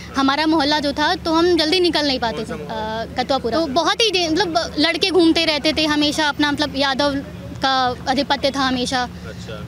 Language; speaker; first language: Hindi; native; Hindi